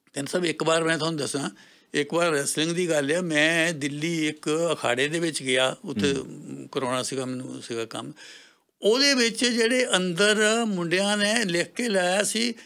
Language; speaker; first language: Punjabi; native; Punjabi